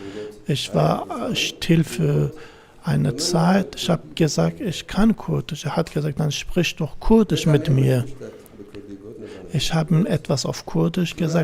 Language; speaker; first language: German; non-native, fluent; Kurdish